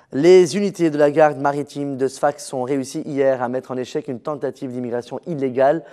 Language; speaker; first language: French; non-native, local second language; Arabic